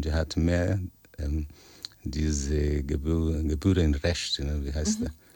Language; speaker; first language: German; non-native, fluent; Portuguese